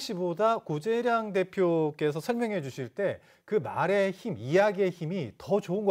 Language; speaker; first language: Korean; native; Korean